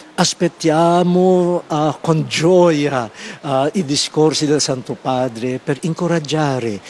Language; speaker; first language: Italian; non-native, fluent; Filipino